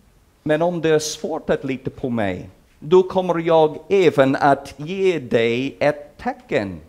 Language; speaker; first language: Swedish; non-native, fluent; English